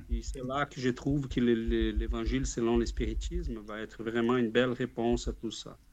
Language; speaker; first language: French; non-native, fluent; Portuguese